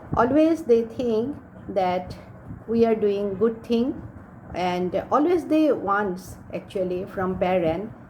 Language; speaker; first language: English; non-native, local second language; Assamese